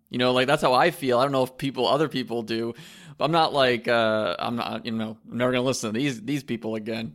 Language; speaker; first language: English; native; English